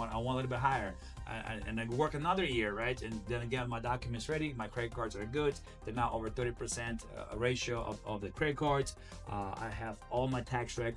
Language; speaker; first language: English; non-native, fluent; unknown